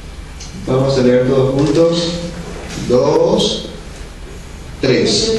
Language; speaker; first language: Spanish; non-native, fluent; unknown